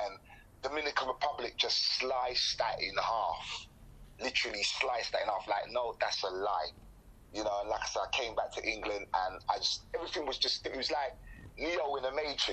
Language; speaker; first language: English; native; English